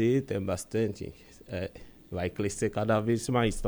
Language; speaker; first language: Portuguese; non-native, learner; Haitian Creole